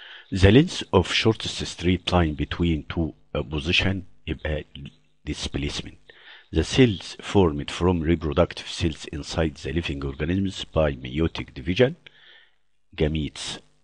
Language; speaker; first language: English; non-native, fluent; Arabic